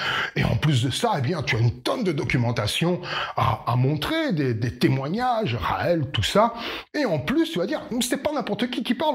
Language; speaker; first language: French; native; French